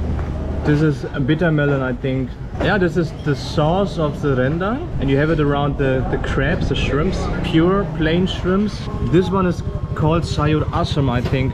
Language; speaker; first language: English; non-native, fluent; German